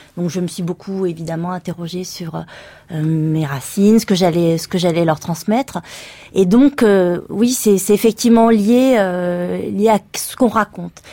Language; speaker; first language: French; early bilingual, other home language; Vietnamese